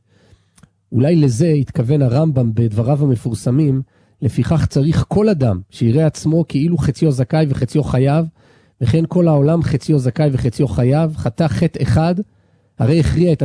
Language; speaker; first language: Hebrew; native; Hebrew